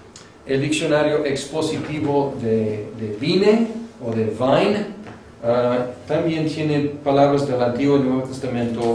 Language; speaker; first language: Spanish; non-native, fluent; English